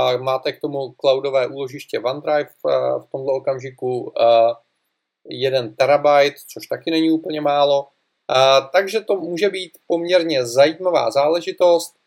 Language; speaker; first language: Czech; native; Czech